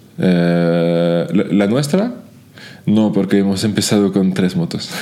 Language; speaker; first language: Spanish; non-native, fluent; French